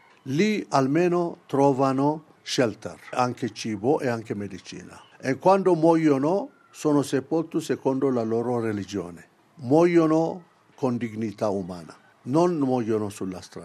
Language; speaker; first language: Italian; non-native, fluent; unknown